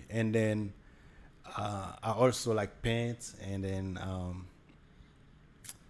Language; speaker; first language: English; non-native, fluent; Haitian Creole